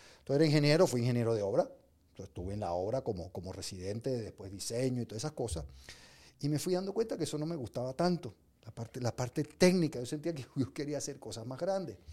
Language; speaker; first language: Spanish; native; Spanish